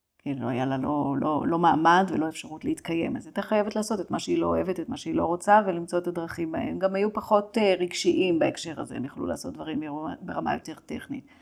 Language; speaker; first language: Hebrew; native; Hebrew